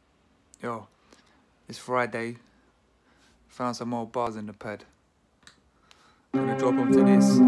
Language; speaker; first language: English; native; English